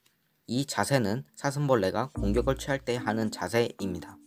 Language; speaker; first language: Korean; native; Korean